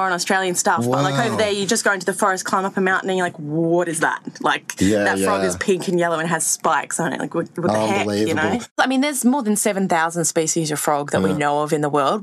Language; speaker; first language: English; native; English